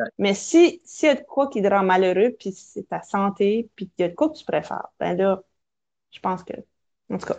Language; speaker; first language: French; native; French